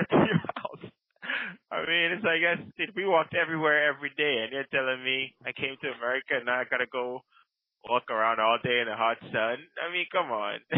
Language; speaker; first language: English; non-native, local second language; Akan